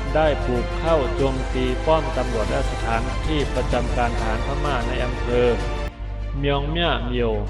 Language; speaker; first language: Thai; non-native, fluent; Burmese